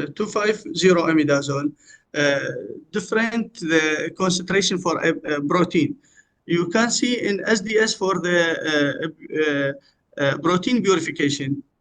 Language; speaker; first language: English; non-native, learner; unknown